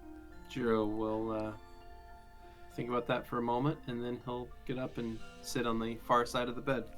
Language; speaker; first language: English; native; English